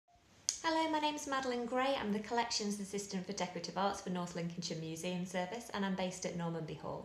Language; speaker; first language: English; native; English